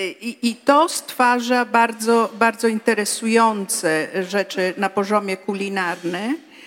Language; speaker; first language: Polish; non-native, fluent; Italian